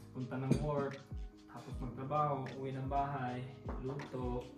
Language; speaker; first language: Filipino; non-native, local second language; Cebuano